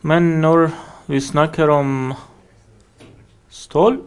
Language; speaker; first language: Norwegian; non-native, fluent; Persian